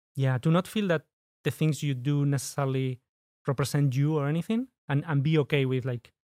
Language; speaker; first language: English; non-native, fluent; Spanish